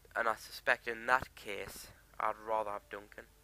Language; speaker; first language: English; native; English